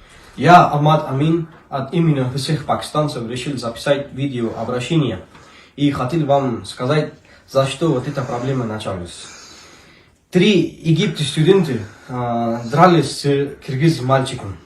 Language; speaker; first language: Russian; non-native, learner; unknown